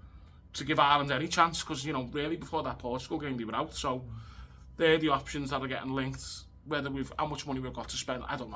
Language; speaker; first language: English; native; English